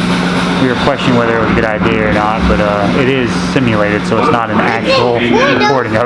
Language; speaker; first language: English; native; English